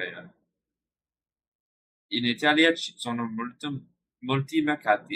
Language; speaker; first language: Italian; non-native, learner; English